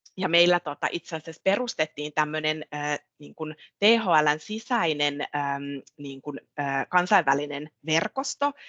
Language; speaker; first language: Finnish; native; Finnish